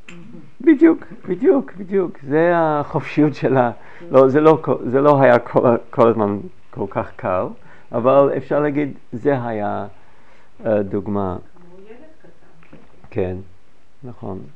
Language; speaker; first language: Hebrew; non-native, fluent; English